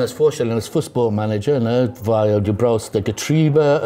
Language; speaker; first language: German; non-native, fluent; English